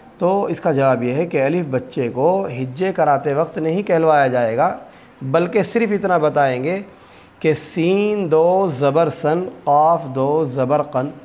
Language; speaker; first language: Urdu; native; Urdu